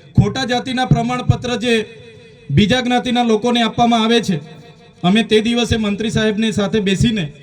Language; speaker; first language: Gujarati; non-native, local second language; Vasavi